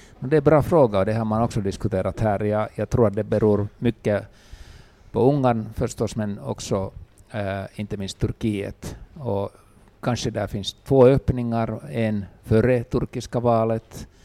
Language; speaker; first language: Swedish; non-native, local second language; Finnish